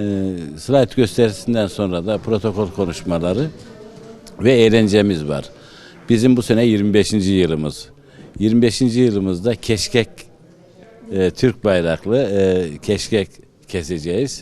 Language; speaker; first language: Turkish; native; Turkish